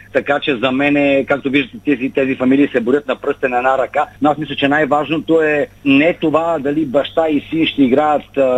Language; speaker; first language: Bulgarian; native; Bulgarian